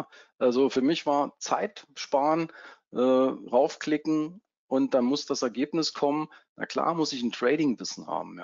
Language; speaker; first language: German; native; German